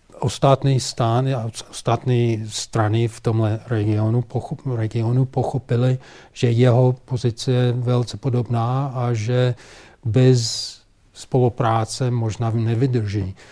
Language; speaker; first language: Czech; non-native, fluent; English